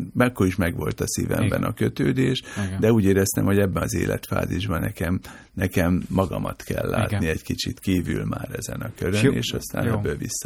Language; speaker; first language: Hungarian; native; Hungarian